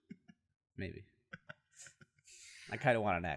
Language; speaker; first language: English; native; English